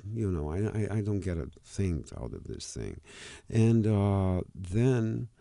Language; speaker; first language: English; non-native, fluent; Romanian